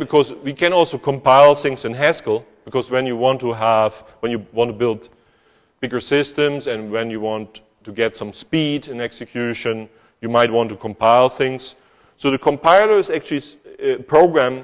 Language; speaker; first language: English; non-native, fluent; German